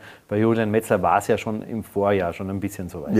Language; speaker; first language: German; native; German